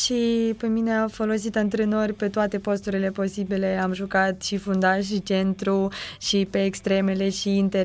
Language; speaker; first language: Romanian; non-native, fluent; Ukrainian